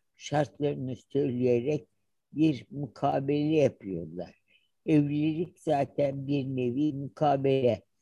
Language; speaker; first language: Turkish; native; Turkish